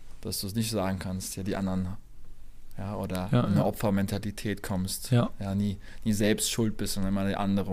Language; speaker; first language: German; native; German